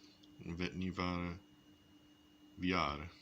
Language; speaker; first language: Swedish; non-native, learner; English